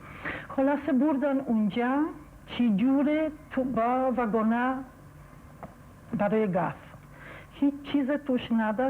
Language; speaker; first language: Persian; non-native, fluent; Polish